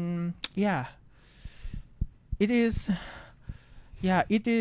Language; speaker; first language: English; non-native, learner; Indonesian